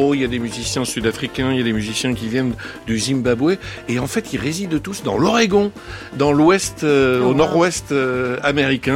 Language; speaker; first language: French; native; French